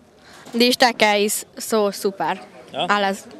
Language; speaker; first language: German; non-native, learner; Hungarian